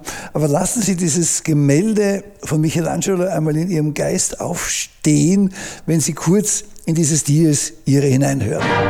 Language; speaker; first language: German; native; German